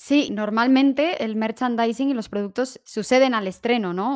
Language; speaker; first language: Spanish; native; Spanish